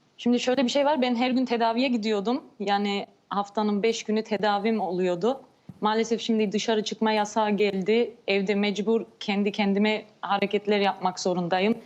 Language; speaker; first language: Turkish; early bilingual, heritage; Turkish